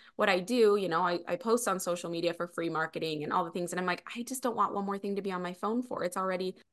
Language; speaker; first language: English; native; English